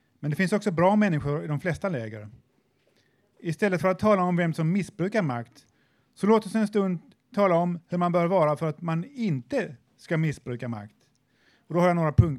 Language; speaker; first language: Swedish; native; Swedish